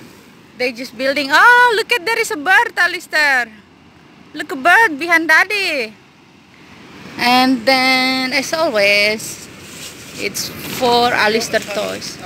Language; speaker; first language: English; non-native, learner; Indonesian